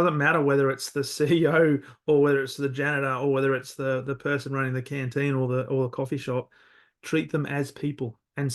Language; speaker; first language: English; native; English